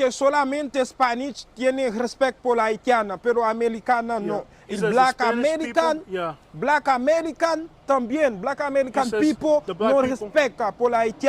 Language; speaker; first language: Spanish; non-native, learner; Haitian Creole